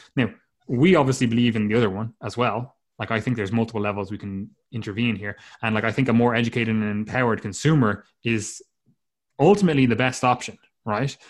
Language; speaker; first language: English; native; English